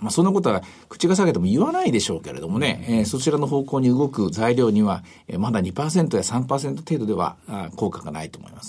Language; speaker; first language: Japanese; native; Japanese